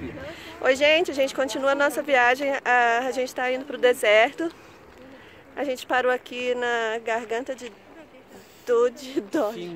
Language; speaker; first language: Portuguese; native; Portuguese